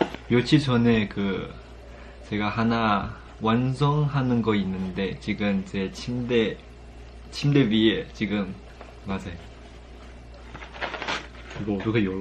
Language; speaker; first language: Korean; non-native, fluent; Chinese